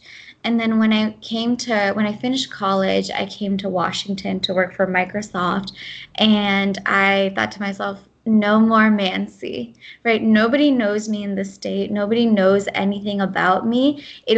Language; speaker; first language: English; early bilingual, other home language; Gujarati